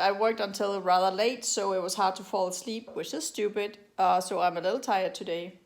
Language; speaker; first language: English; non-native, fluent; Danish